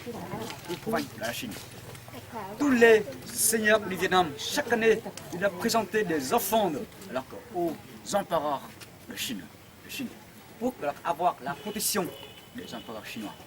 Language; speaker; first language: French; non-native, fluent; Vietnamese